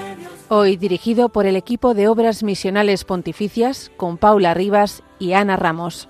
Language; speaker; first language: Spanish; native; Spanish